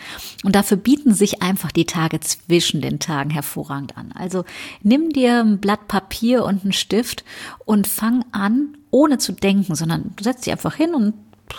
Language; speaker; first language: German; native; German